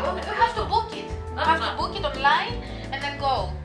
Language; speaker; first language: English; non-native, learner; Indonesian